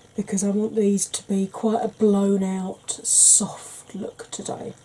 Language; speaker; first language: English; native; English